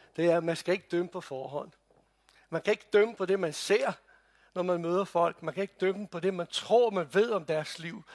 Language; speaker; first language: Danish; non-native, fluent; Croatian